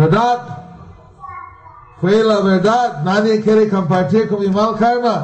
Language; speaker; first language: Spanish; non-native, learner; Bangla